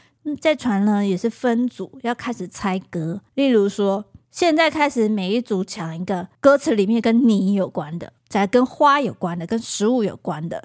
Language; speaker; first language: Chinese; native; Chinese